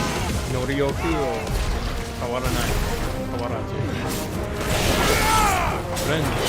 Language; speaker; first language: Japanese; non-native, learner; English